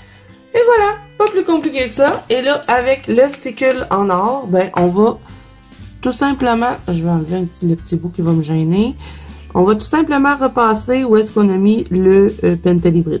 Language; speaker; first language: French; native; French